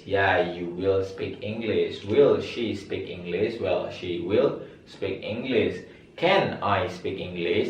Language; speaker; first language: English; non-native, learner; Indonesian